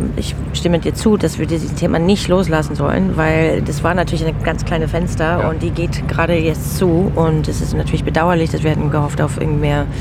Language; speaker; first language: German; non-native, fluent; English